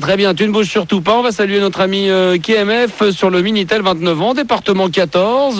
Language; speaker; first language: French; native; French